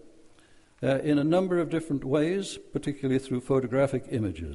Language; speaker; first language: English; native; English